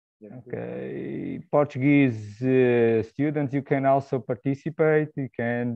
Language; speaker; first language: English; non-native, fluent; Portuguese